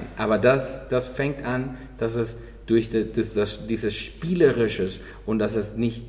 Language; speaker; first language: German; non-native, fluent; Spanish